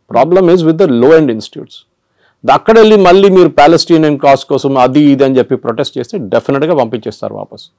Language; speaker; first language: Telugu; non-native, local second language; Malayalam